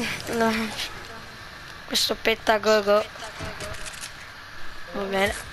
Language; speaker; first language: Italian; native; Italian